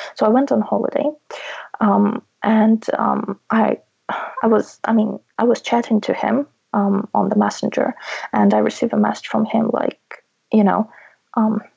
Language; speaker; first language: English; non-native, fluent; Russian